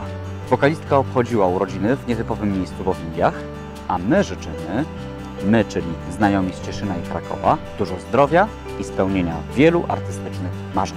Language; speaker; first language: Polish; native; Polish